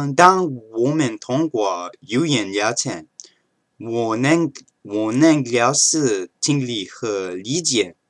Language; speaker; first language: Chinese; non-native, learner; English